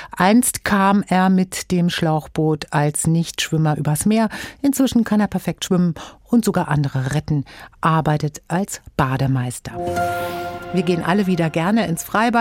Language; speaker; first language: German; native; German